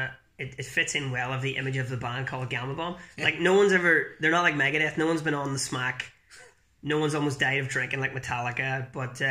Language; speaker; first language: English; native; English